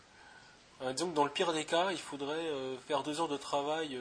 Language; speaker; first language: French; native; French